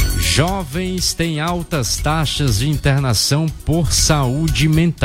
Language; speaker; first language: Portuguese; native; Portuguese